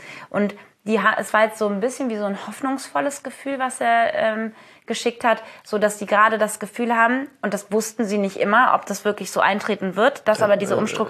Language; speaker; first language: German; native; German